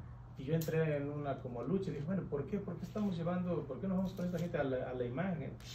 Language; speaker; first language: Spanish; native; Spanish